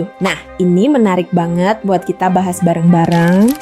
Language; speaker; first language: Indonesian; native; Indonesian